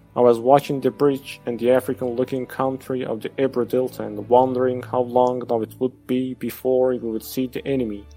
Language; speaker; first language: English; non-native, fluent; Azerbaijani